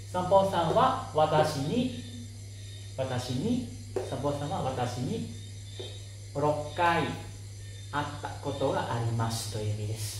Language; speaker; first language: Japanese; non-native, fluent; Khmer